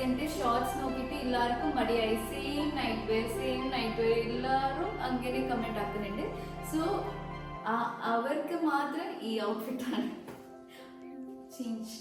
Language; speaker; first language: Malayalam; non-native, local second language; Kannada